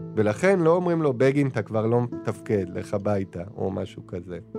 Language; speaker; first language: Hebrew; native; Hebrew